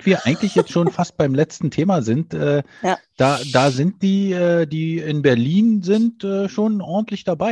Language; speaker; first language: German; native; German